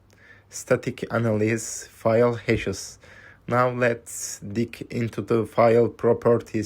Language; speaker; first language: English; non-native, fluent; Turkish